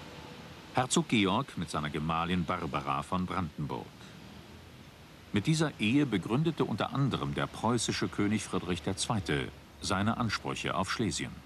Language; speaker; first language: German; native; German